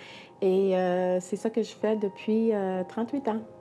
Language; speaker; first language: French; non-native, local second language; English